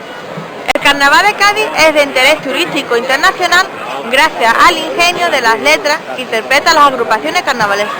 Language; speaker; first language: Spanish; native; Spanish